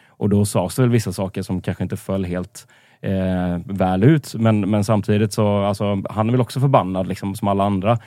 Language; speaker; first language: Swedish; native; Swedish